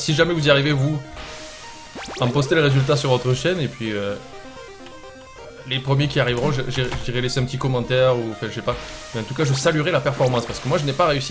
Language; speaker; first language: French; native; French